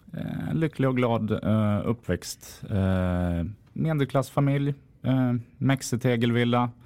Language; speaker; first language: Swedish; native; Swedish